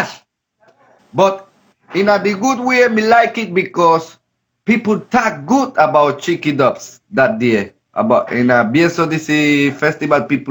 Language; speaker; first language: English; non-native, local second language; Spanish